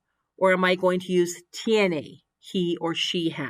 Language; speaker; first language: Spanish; non-native, fluent; English